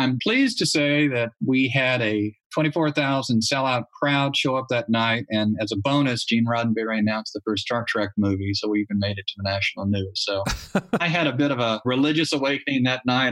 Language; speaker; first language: English; native; English